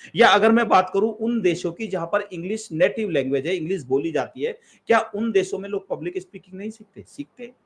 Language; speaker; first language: Hindi; native; Hindi